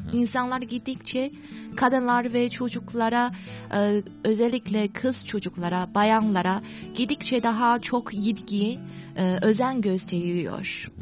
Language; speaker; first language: Turkish; non-native, fluent; Chinese